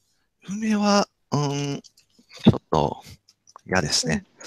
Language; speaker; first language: Japanese; non-native, fluent; English